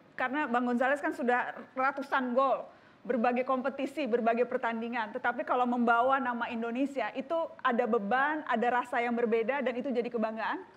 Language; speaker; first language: Indonesian; native; Indonesian